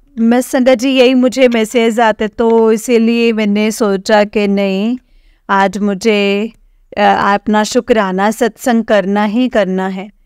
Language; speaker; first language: Hindi; native; Hindi